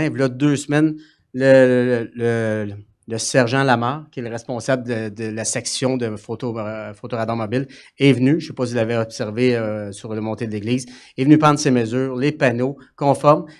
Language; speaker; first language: French; native; French